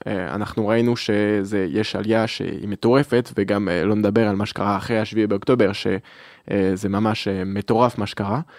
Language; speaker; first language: Hebrew; early bilingual, other home language; French